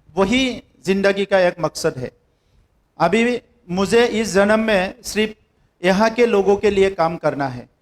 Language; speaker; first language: Hindi; non-native, local second language; Assamese